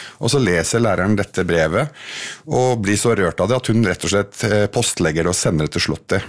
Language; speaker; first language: Norwegian; early bilingual, other home language; Arabic